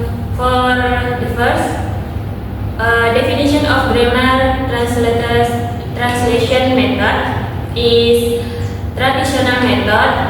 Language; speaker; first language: English; non-native, learner; Indonesian